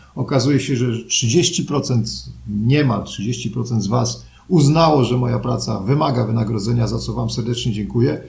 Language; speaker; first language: Polish; native; Polish